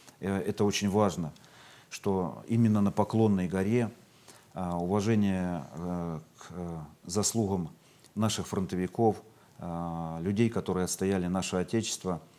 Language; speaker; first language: Russian; native; Russian